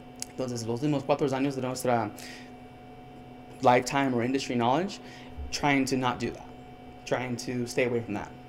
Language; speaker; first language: English; early bilingual, other home language; Spanish